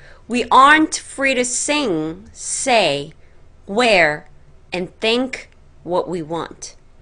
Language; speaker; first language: English; non-native, fluent; Korean